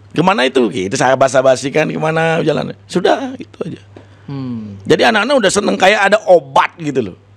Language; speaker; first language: Indonesian; non-native, local second language; Balinese